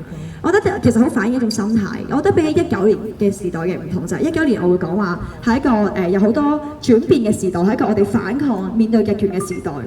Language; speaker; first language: Cantonese; native; Cantonese